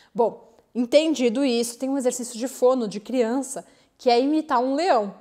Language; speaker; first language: Portuguese; native; Portuguese